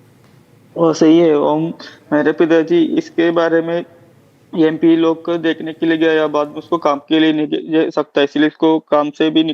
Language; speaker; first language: Hindi; non-native, local second language; Malayalam